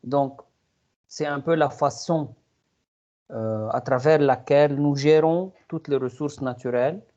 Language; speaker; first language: French; non-native, local second language; Arabic